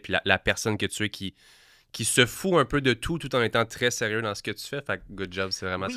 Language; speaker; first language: French; native; French